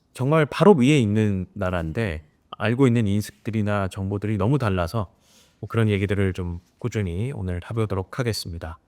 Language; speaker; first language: Korean; native; Korean